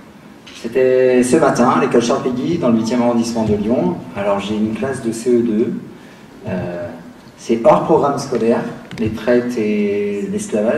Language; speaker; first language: French; native; French